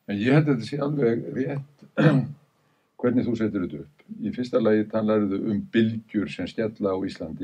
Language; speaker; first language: Icelandic; native; Icelandic